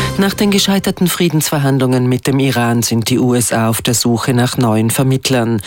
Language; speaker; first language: German; native; German